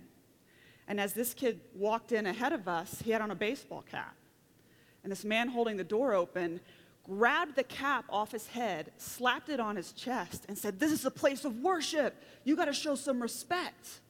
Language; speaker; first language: English; native; English